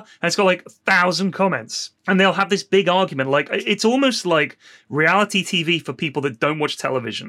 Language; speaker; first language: English; native; English